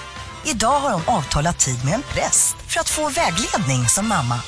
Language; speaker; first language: Swedish; native; Swedish